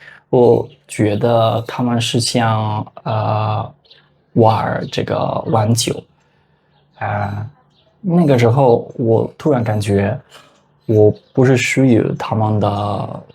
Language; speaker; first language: Chinese; non-native, fluent; Spanish